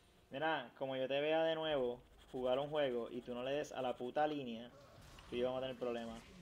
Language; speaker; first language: Spanish; native; Spanish